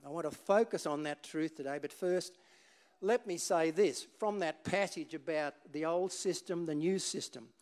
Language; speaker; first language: English; native; English